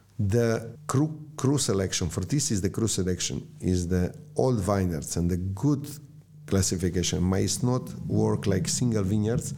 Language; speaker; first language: English; non-native, learner; Slovenian